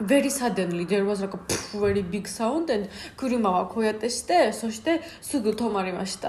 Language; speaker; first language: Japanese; non-native, learner; Georgian